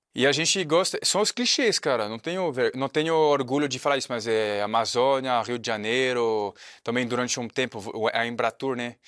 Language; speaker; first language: Portuguese; non-native, fluent; French